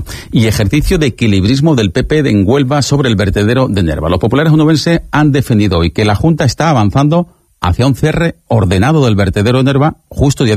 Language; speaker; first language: Spanish; native; Spanish